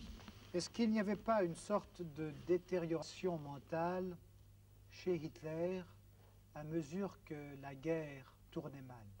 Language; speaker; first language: French; native; French